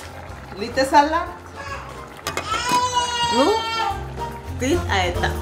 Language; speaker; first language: Swedish; non-native, learner; Spanish